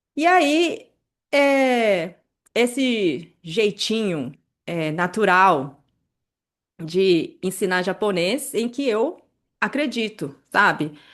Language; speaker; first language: Portuguese; native; Portuguese